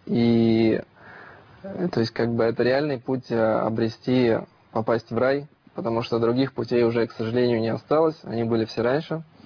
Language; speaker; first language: Russian; native; Russian